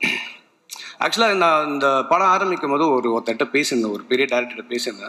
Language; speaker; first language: Tamil; native; Tamil